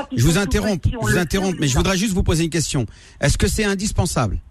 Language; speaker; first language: French; native; French